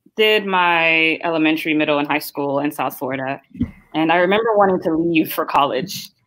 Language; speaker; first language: English; early bilingual, other home language; Haitian Creole